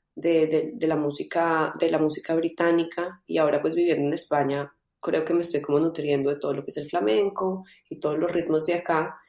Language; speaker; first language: Spanish; native; Spanish